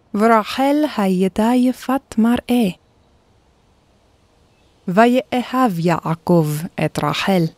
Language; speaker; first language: Hebrew; non-native, fluent; Korean